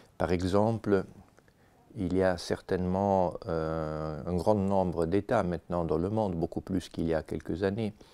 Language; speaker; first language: French; non-native, fluent; Italian